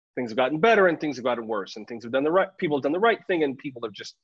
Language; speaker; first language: English; native; English